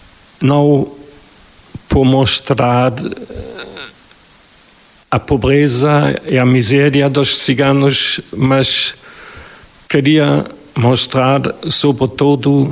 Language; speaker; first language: Portuguese; non-native, fluent; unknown